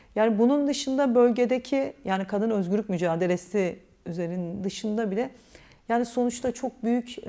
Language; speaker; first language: Turkish; native; Turkish